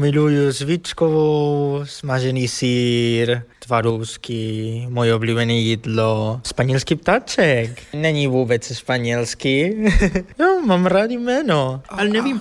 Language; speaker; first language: Czech; non-native, learner; Spanish